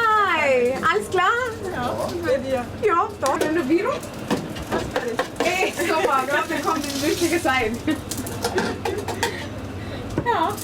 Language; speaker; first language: German; non-native, fluent; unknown